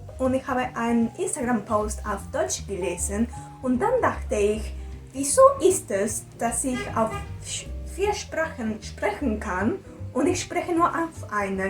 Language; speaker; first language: German; non-native, learner; Spanish